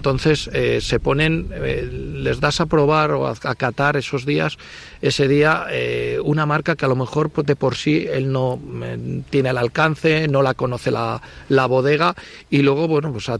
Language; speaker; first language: Spanish; native; Spanish